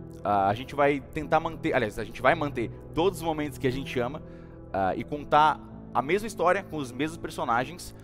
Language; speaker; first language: Portuguese; native; Portuguese